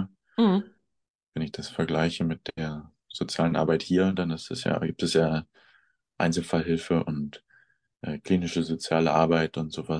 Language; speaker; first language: German; native; German